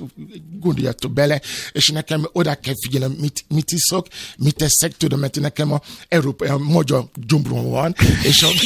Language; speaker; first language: Hungarian; non-native, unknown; Yoruba